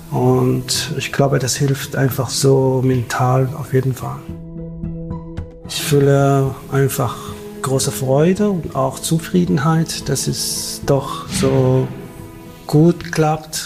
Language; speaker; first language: German; non-native, fluent; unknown